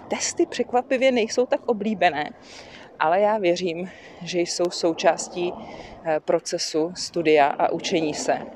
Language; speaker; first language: Czech; native; Czech